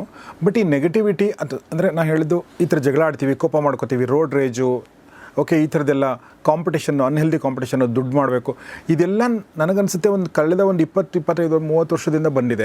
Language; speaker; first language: Kannada; native; Kannada